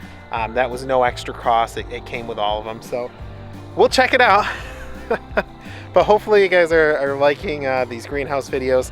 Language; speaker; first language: English; native; English